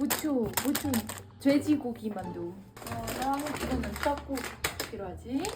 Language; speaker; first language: Korean; non-native, learner; Dutch